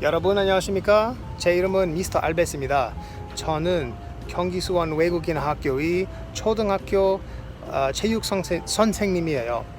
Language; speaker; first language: Korean; non-native, learner; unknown